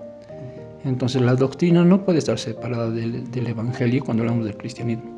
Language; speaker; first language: Spanish; native; Spanish